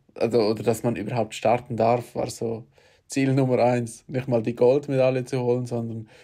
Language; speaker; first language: German; native; German